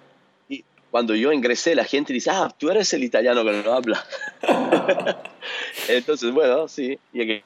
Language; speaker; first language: Spanish; non-native, learner; Italian